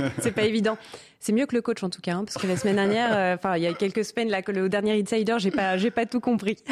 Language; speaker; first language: French; native; French